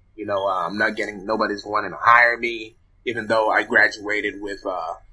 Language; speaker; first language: English; early bilingual, other home language; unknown